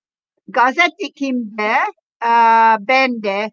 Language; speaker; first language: Turkish; non-native, learner; English